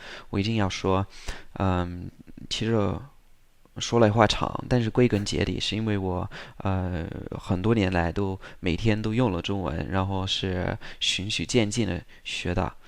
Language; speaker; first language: Chinese; non-native, fluent; English